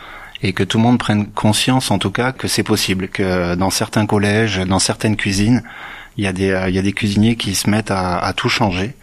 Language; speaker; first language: French; native; French